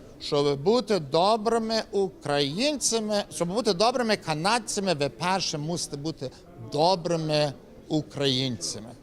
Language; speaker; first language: Ukrainian; early bilingual, heritage; Ukrainian